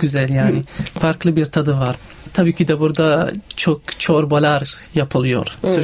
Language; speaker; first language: Turkish; non-native, learner; Arabic